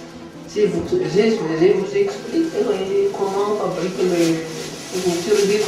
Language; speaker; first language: French; non-native, local second language; Malagasy